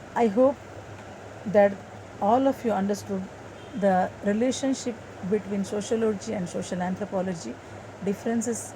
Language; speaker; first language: English; non-native, local second language; Kannada